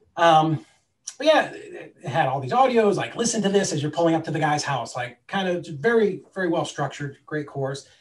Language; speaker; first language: English; native; English